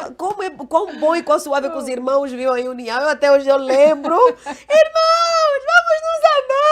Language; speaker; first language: Portuguese; non-native, local second language; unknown